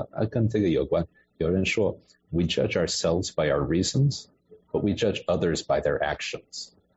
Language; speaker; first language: English; native; English